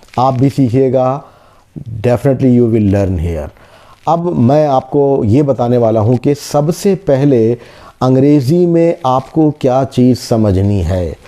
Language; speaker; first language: Hindi; native; Hindi